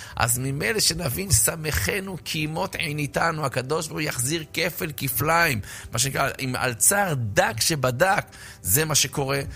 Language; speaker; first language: Hebrew; native; Hebrew